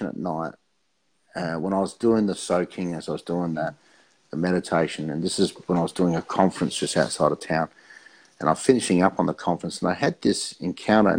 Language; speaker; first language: English; native; English